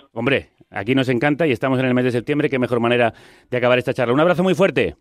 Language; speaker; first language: Spanish; native; Spanish